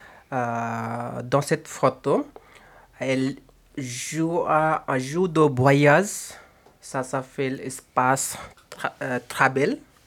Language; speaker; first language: French; non-native, learner; Bangla